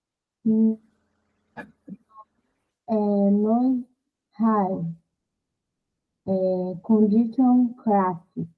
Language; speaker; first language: English; non-native, learner; Portuguese